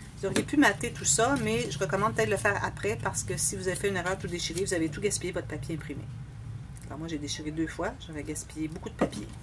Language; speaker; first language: French; native; French